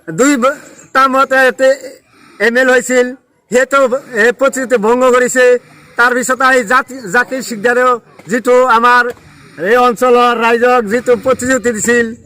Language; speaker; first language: Assamese; non-native, local second language; Bangla